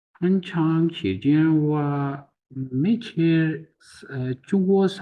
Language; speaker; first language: Chinese; non-native, learner; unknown